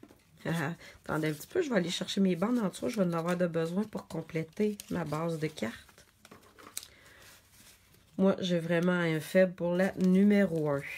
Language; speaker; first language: French; native; French